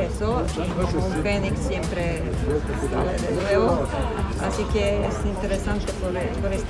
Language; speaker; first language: Spanish; non-native, fluent; Serbian